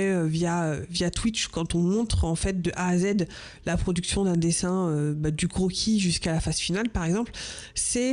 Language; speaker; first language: French; native; French